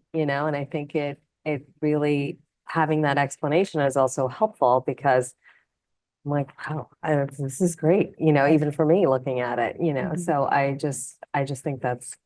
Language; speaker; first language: English; non-native, local second language; Malayalam